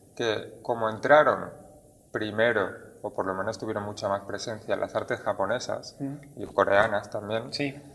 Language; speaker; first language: Spanish; native; Spanish